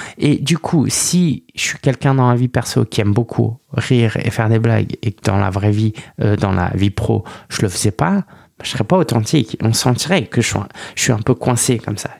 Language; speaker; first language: French; early bilingual, other home language; Chinese